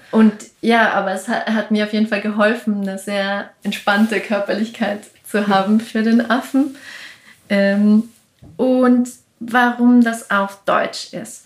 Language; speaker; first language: German; native; German